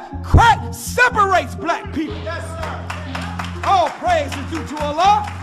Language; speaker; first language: English; native; English